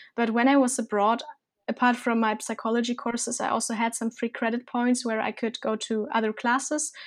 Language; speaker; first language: English; non-native, fluent; German